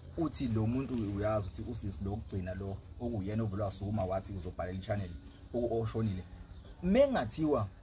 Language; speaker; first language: Zulu; native; Zulu